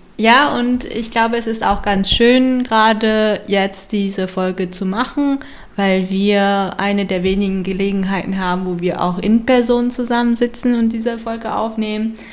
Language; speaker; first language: German; early bilingual, other home language; Vietnamese